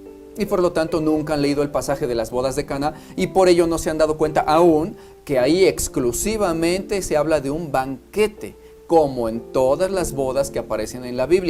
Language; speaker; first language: Spanish; native; Spanish